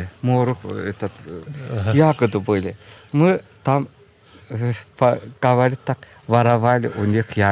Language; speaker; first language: Russian; non-native, local second language; Azerbaijani